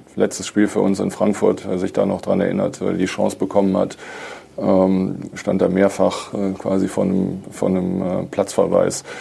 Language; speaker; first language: German; native; German